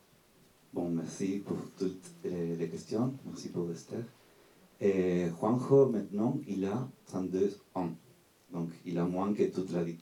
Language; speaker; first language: French; non-native, fluent; Spanish